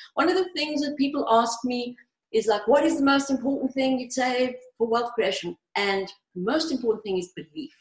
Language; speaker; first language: English; early bilingual, other home language; Greek